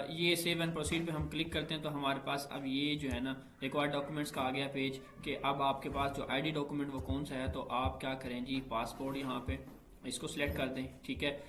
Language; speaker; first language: Urdu; native; Urdu